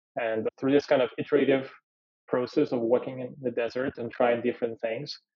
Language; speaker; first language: English; early bilingual, other home language; Ukrainian